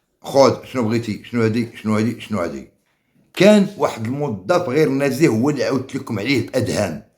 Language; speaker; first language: Arabic; native; Arabic